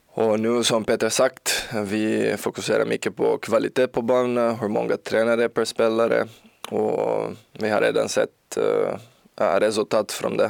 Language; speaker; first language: Swedish; non-native, learner; Portuguese